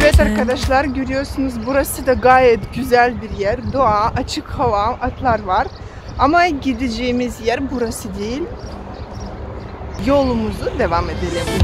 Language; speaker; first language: Turkish; non-native, fluent; Russian